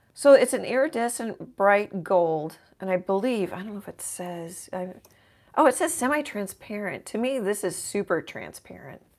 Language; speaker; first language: English; native; English